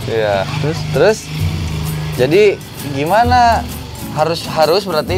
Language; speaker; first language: Indonesian; native; Indonesian